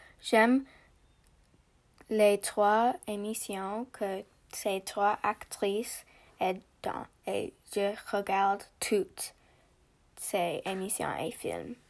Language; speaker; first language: French; non-native, learner; English